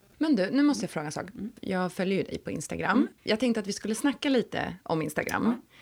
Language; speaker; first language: Swedish; native; Swedish